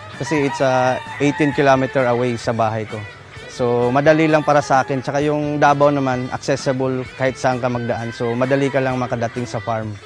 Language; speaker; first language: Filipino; non-native, local second language; Cebuano